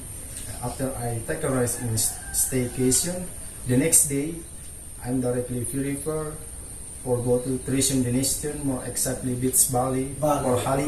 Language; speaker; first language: English; non-native, learner; Indonesian